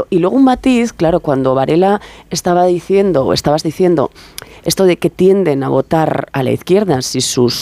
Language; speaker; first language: Spanish; native; Spanish